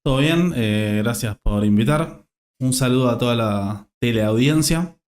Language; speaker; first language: Spanish; native; Spanish